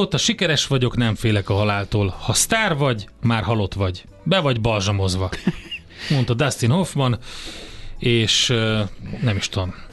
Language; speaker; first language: Hungarian; native; Hungarian